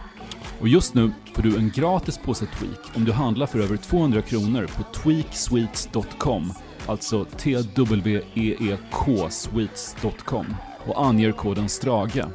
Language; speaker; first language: Swedish; native; Swedish